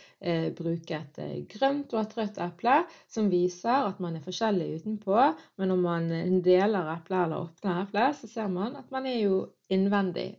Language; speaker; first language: Norwegian; early bilingual, other home language; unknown